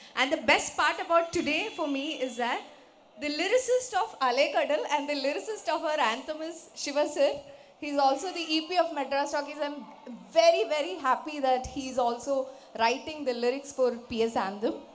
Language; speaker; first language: English; non-native, local second language; Tamil